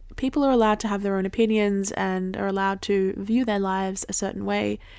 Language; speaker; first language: English; native; English